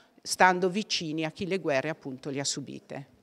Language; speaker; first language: Italian; native; Italian